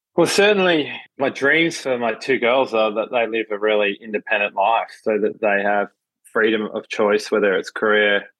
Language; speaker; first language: English; native; English